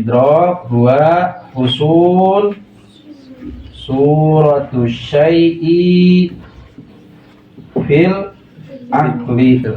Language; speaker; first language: Arabic; non-native, fluent; Indonesian